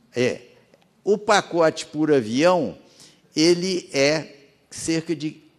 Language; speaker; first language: Portuguese; native; Portuguese